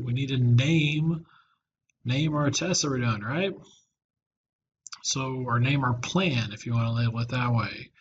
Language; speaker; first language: English; native; English